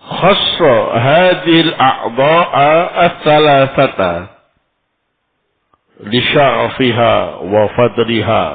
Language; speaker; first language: Arabic; non-native, fluent; Indonesian